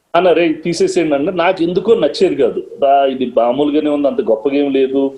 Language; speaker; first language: Telugu; native; Telugu